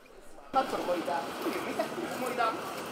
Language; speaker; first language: Dutch; non-native, learner; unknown